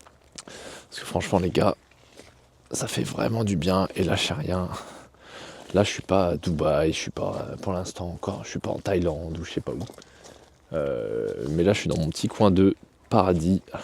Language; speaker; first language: French; native; French